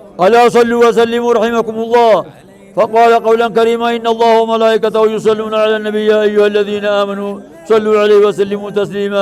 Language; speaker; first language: Arabic; non-native, fluent; Oromo